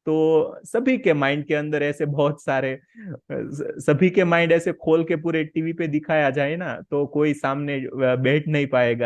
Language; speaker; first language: Hindi; native; Hindi